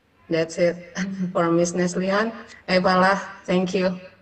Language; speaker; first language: English; non-native, fluent; Indonesian